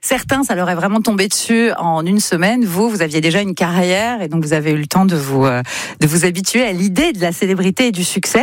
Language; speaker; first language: French; native; French